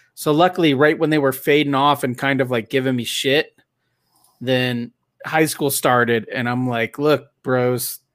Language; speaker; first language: English; native; English